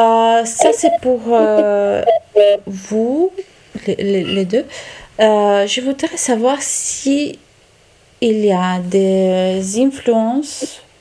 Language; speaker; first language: French; non-native, local second language; Italian